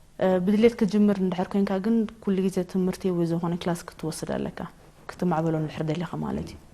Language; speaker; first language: Tigrinya; early bilingual, heritage; Tigrinya